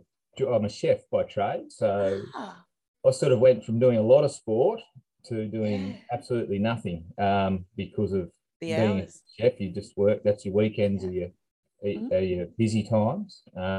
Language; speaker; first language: English; native; English